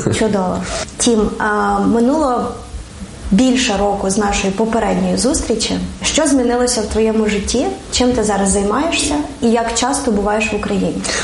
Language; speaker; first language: Ukrainian; native; Ukrainian